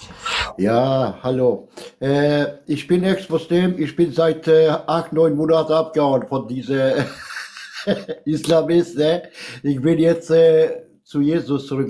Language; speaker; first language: German; non-native, fluent; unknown